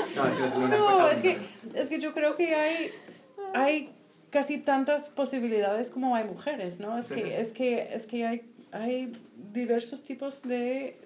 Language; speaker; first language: Spanish; non-native, fluent; English